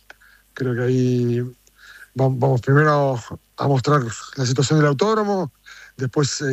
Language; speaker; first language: Spanish; native; Spanish